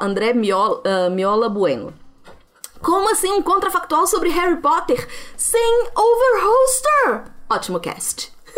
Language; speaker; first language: Portuguese; native; Portuguese